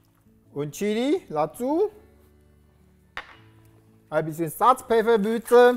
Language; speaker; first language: German; non-native, learner; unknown